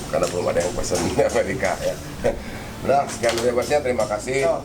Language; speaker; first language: Indonesian; native; Indonesian